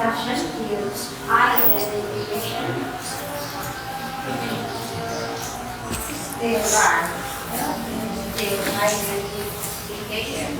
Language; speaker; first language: English; non-native, local second language; Indonesian